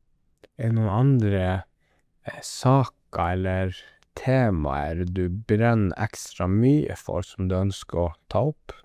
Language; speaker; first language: Norwegian; native; Norwegian